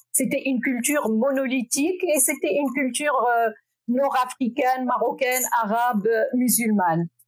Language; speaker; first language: French; non-native, local second language; Arabic